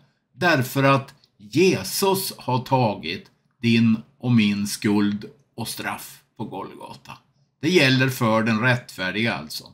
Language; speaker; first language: Swedish; native; Swedish